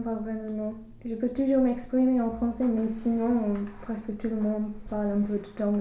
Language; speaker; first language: French; non-native, learner; English